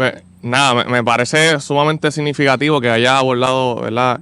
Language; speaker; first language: Spanish; native; Spanish